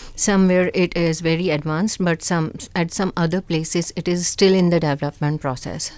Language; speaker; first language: English; non-native, local second language; Urdu